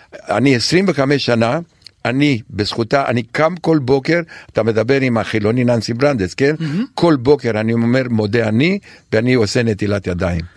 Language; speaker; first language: Hebrew; non-native, fluent; Romanian